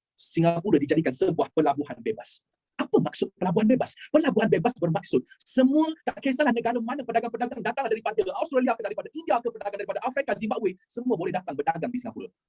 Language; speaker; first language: Malay; native; Malay